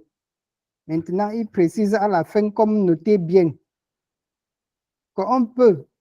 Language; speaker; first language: French; non-native, local second language; Ghomala